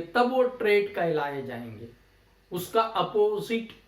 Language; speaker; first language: Hindi; non-native, local second language; Marathi